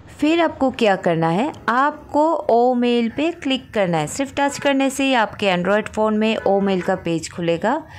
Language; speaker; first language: Hindi; non-native, local second language; Bangla